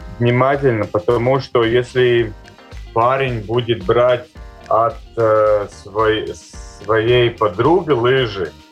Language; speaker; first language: Russian; non-native, local second language; Latvian